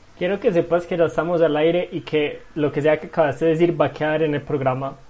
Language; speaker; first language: Spanish; native; Spanish